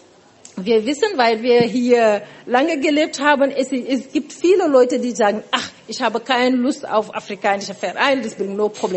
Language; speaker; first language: German; non-native, fluent; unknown